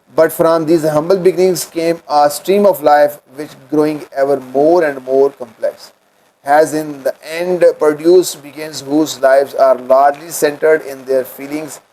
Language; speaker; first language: English; non-native, local second language; Urdu